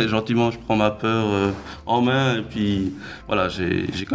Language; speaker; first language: French; early bilingual, other home language; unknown